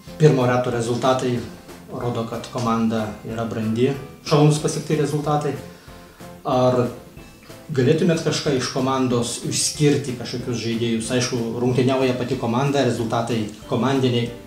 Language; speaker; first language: Lithuanian; native; Lithuanian